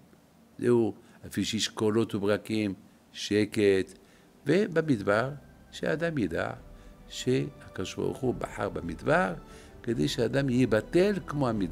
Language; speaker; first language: Hebrew; non-native, fluent; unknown